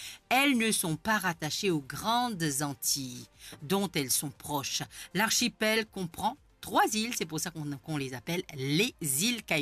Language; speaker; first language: French; non-native, local second language; Morisyen